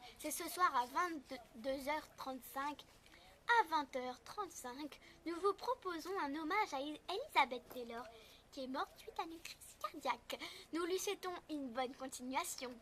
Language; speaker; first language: French; native; French